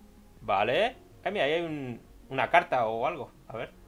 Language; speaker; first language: Spanish; native; Spanish